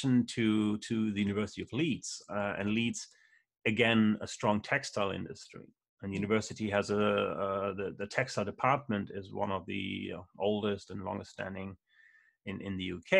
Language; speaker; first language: English; non-native, fluent; German